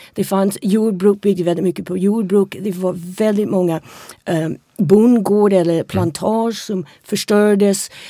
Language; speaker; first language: Swedish; non-native, fluent; English